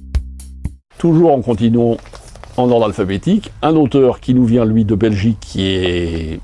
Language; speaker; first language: French; native; French